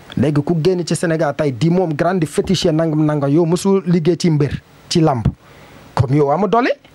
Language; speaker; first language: Wolof; non-native, learner; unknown